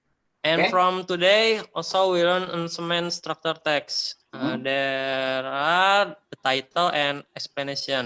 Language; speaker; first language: English; non-native, learner; Indonesian